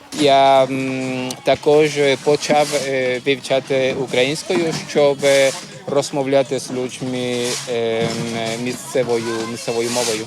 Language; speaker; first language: Ukrainian; non-native, learner; Spanish